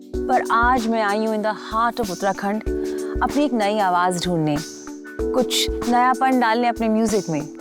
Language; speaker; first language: Hindi; native; Hindi